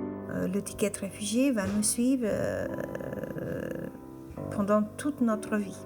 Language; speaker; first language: French; non-native, fluent; Albanian